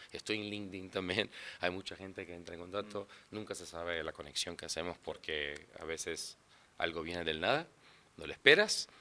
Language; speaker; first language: Spanish; non-native, fluent; Portuguese